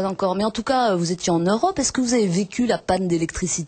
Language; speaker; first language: French; native; French